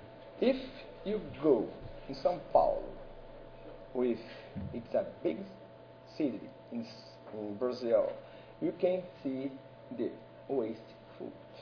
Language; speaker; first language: English; non-native, learner; Portuguese